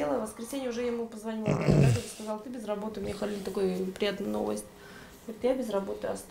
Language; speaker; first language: Russian; native; Russian